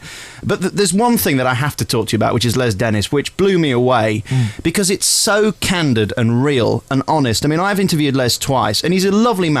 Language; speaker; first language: English; native; English